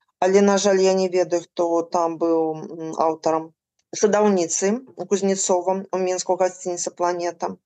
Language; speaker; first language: Belarusian; native; Belarusian